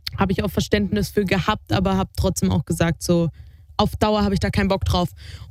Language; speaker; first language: German; native; German